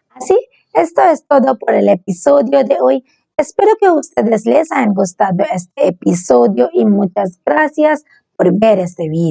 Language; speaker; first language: Spanish; non-native, learner; Bangla